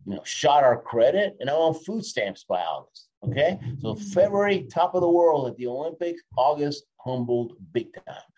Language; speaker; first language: English; early bilingual, other home language; Spanish